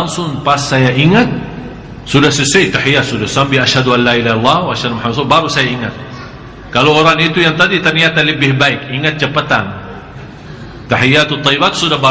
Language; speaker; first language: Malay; non-native, fluent; Arabic